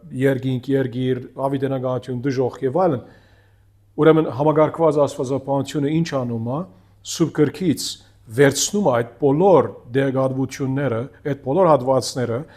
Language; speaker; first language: Armenian; early bilingual, heritage; Armenian